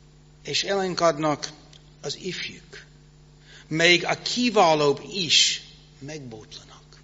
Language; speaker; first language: Hungarian; non-native, fluent; English